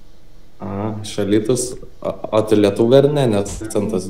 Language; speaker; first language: Lithuanian; non-native, learner; Arabic